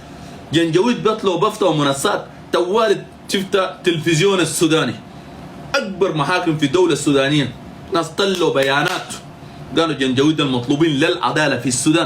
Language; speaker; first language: Arabic; native; Arabic